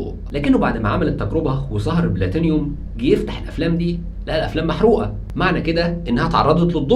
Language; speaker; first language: Arabic; native; Arabic